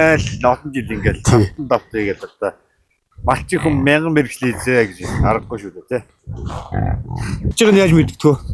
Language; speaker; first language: Mongolian; native; Mongolian